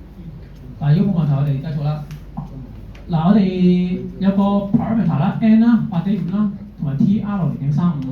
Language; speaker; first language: Cantonese; native; Cantonese